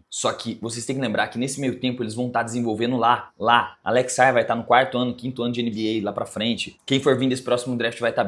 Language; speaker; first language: Portuguese; native; Portuguese